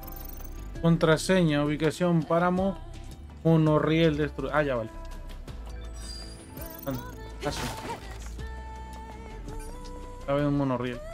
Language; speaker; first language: Spanish; native; Spanish